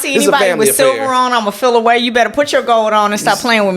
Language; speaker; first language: English; native; English